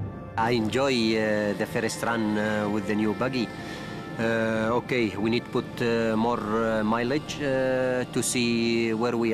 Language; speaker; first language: English; non-native, fluent; Arabic